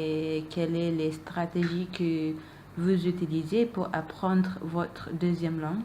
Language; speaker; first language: French; non-native, learner; Malay